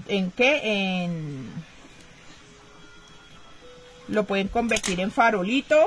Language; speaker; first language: Spanish; native; Spanish